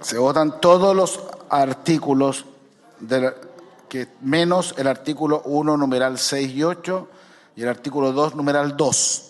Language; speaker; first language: Spanish; native; Spanish